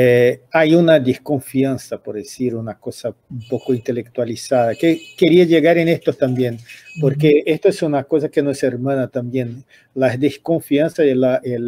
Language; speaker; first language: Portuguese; non-native, fluent; Spanish